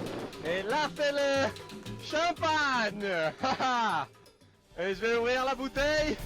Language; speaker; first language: French; non-native, fluent; Italian